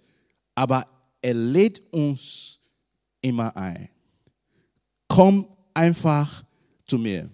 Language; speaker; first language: German; non-native, learner; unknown